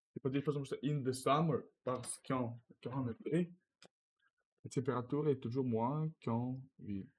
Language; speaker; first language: French; non-native, learner; Russian